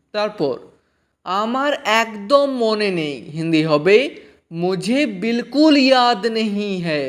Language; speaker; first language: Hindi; non-native, fluent; Bangla